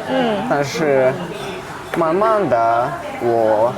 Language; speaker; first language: Chinese; non-native, learner; Russian